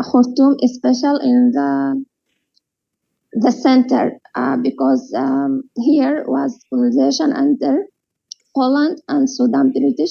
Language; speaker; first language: English; non-native, learner; Arabic